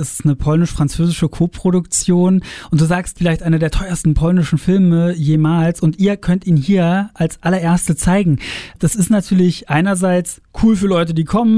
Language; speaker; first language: German; native; German